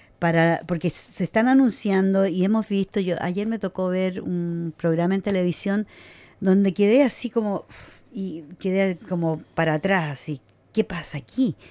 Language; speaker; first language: Spanish; native; Spanish